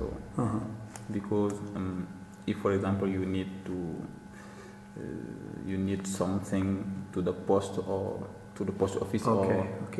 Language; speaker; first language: English; non-native, learner; Wolof